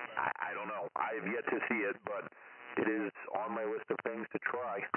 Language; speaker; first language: English; native; English